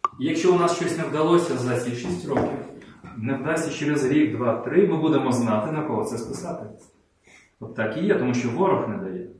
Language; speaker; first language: Ukrainian; non-native, local second language; Russian